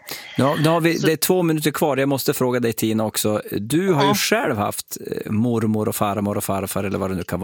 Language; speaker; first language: Swedish; native; Swedish